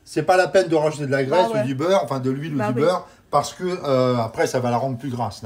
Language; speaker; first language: French; native; French